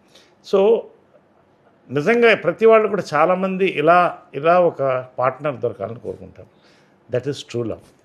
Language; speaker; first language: Telugu; native; Telugu